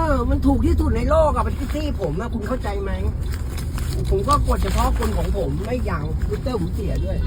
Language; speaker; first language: Thai; native; Thai